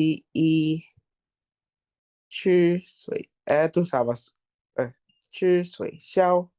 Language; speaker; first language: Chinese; non-native, learner; Indonesian